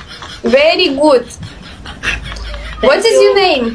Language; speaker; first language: English; non-native, learner; Russian